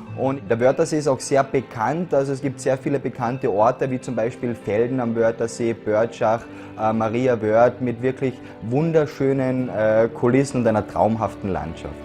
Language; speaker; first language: German; native; German